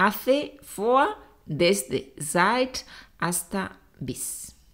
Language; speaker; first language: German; non-native, fluent; Spanish